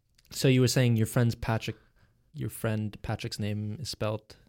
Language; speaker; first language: English; native; English